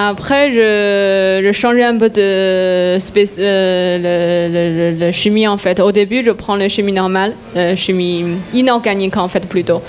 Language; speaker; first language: French; non-native, learner; Chinese